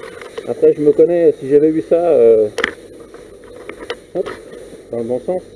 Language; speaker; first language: French; native; French